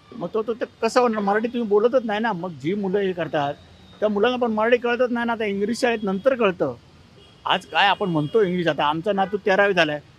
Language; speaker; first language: Marathi; native; Marathi